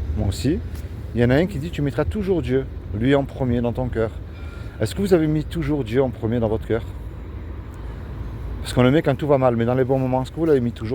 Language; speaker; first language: French; native; French